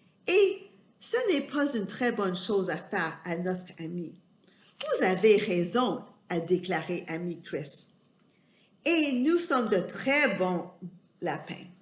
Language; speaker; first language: French; non-native, fluent; English